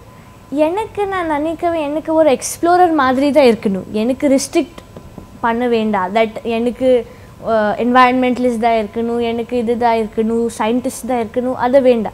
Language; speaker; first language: Tamil; non-native, local second language; Hindi